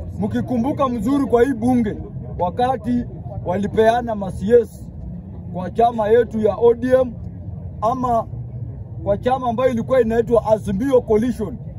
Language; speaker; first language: Swahili; non-native, local second language; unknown